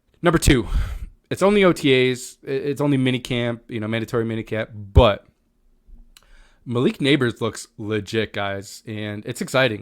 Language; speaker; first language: English; native; English